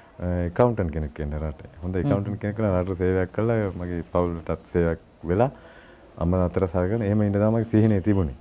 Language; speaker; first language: Sinhala; native; Sinhala